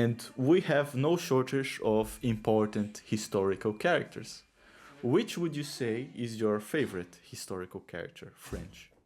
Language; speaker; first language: English; non-native, fluent; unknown